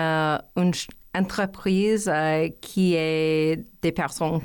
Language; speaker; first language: French; non-native, learner; English